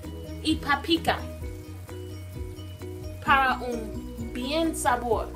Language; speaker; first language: Spanish; non-native, learner; English